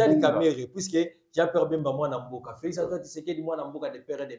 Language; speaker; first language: French; non-native, local second language; Lingala